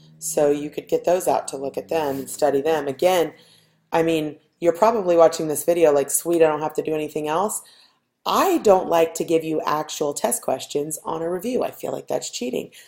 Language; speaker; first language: English; native; English